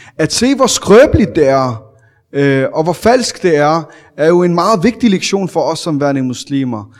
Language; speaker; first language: Danish; early bilingual, other home language; Arabic